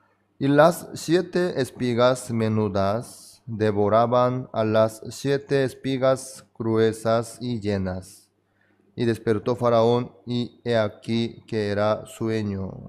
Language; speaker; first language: Spanish; non-native, fluent; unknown